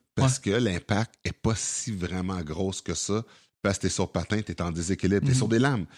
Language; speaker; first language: French; native; French